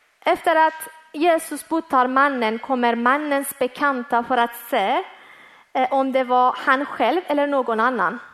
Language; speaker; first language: Swedish; early bilingual, other home language; Persian